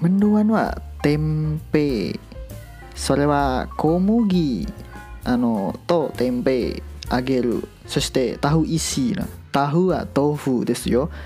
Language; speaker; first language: Japanese; non-native, learner; Indonesian